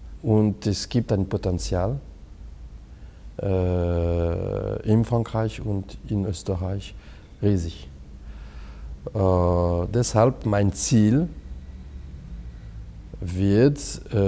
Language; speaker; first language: German; non-native, fluent; French